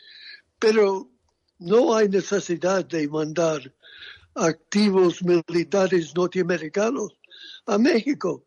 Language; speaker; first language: Spanish; non-native, fluent; English